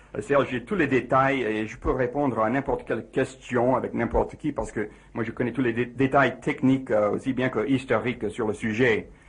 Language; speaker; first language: French; non-native, fluent; English